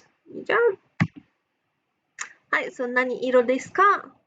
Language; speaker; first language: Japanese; non-native, fluent; English